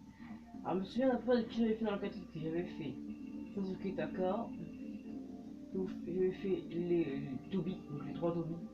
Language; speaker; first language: French; native; French